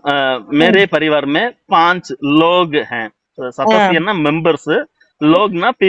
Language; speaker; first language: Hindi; non-native, local second language; Tamil